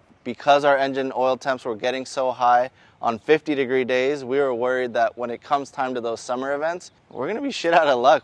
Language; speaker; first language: English; native; English